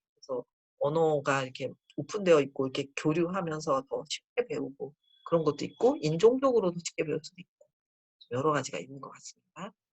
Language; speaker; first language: Korean; native; Korean